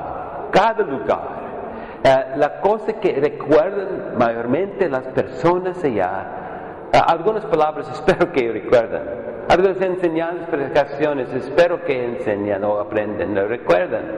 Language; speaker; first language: Spanish; non-native, fluent; English